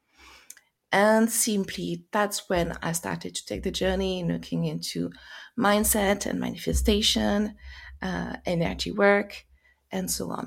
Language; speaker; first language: English; non-native, fluent; French